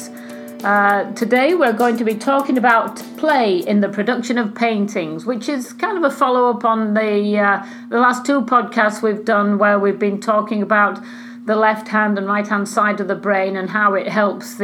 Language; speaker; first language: English; native; English